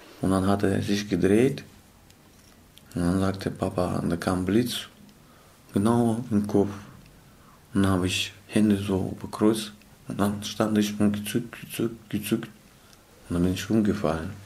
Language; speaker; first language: German; non-native, learner; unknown